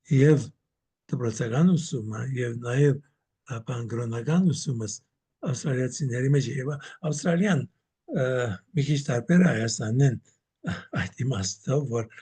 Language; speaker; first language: Armenian; early bilingual, heritage; Armenian